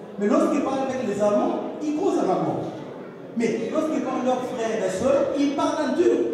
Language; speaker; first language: French; non-native, local second language; Swahili